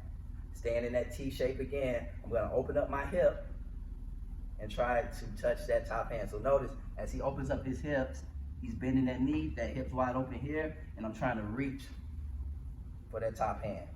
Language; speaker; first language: English; native; English